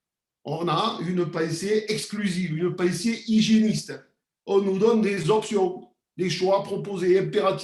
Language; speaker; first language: French; native; French